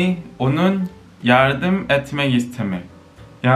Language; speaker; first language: Turkish; non-native, fluent; Korean